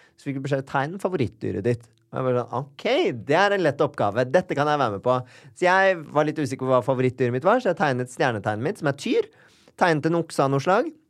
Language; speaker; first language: Norwegian; native; Norwegian